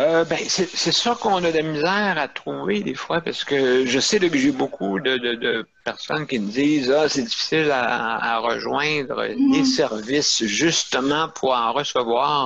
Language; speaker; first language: French; native; French